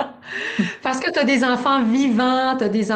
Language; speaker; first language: French; native; French